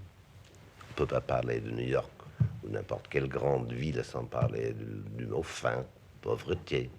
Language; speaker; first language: French; non-native, fluent; English